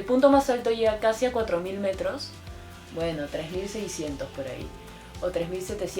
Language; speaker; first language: Spanish; native; Spanish